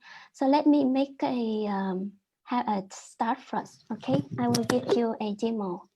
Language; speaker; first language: English; non-native, learner; Vietnamese